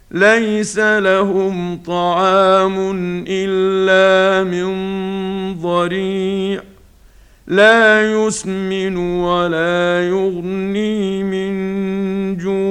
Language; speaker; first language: Arabic; native; Arabic